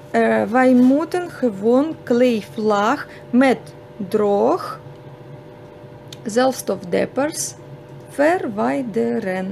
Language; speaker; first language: Dutch; non-native, fluent; Russian